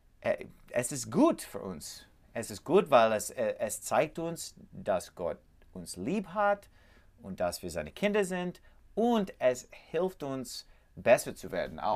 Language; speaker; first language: German; non-native, learner; English